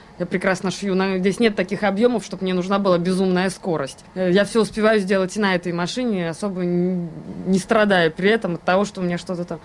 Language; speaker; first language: Russian; native; Russian